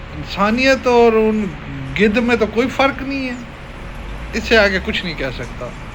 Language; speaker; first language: Urdu; non-native, local second language; Sindhi